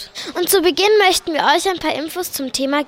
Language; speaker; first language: German; native; German